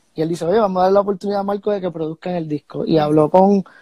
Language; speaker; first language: Spanish; early bilingual, heritage; Spanish